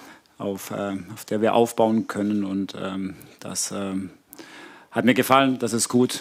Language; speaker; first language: German; native; German